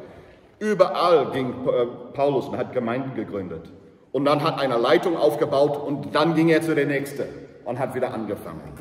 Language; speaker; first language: German; non-native, learner; English